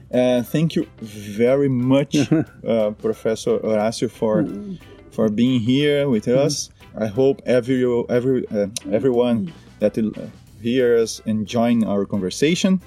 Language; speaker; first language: English; non-native, fluent; Portuguese